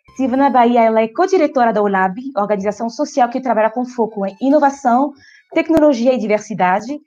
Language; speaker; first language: Portuguese; non-native, fluent; French